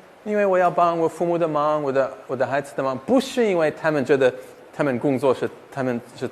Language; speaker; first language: Chinese; non-native, fluent; English